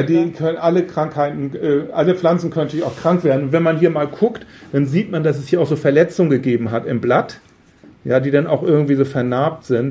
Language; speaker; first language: German; native; German